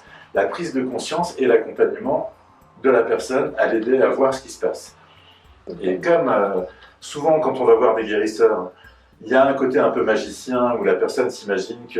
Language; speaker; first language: French; native; French